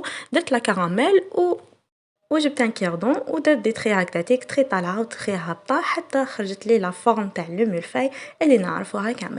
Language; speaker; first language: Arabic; native; Arabic